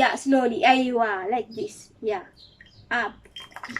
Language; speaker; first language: English; non-native, learner; Amharic